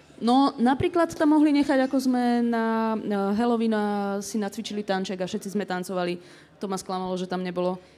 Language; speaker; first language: Slovak; native; Slovak